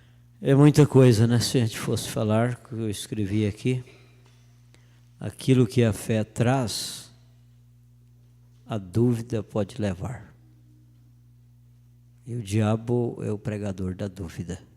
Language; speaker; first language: Portuguese; native; Portuguese